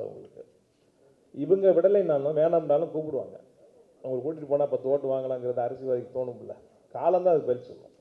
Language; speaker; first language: Tamil; native; Tamil